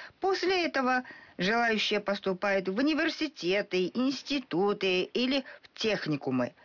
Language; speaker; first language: Russian; non-native, fluent; Japanese